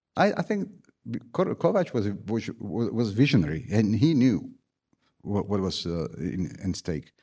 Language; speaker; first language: English; non-native, fluent; Slovak